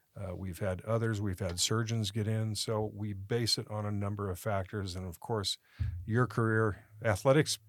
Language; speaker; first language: English; native; English